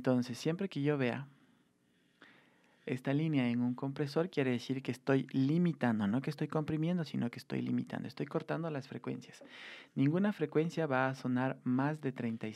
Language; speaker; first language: Spanish; native; Spanish